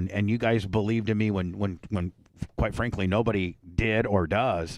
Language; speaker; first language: English; native; English